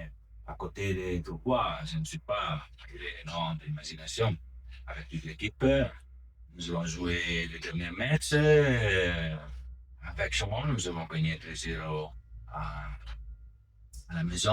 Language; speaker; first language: French; non-native, learner; Italian